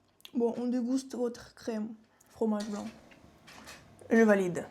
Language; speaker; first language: French; non-native, fluent; Russian